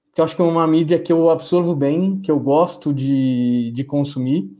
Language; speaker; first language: Portuguese; native; Portuguese